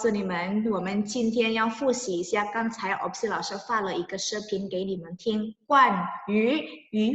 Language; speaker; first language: Chinese; non-native, fluent; Indonesian